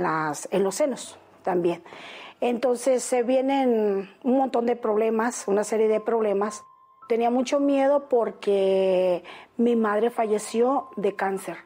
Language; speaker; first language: Spanish; native; Spanish